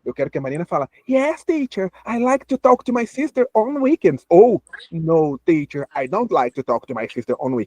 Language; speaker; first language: English; non-native, fluent; Portuguese